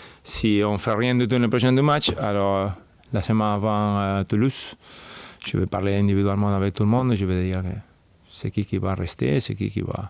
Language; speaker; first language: French; non-native, fluent; Spanish